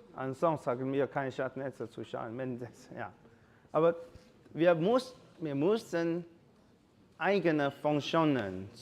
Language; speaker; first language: German; non-native, learner; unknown